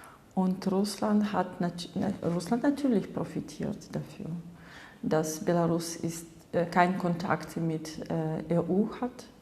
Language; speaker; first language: German; non-native, learner; Belarusian